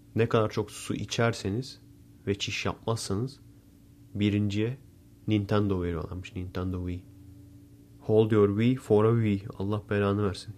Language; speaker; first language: Turkish; native; Turkish